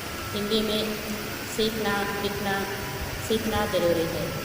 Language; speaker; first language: Hindi; non-native, local second language; Telugu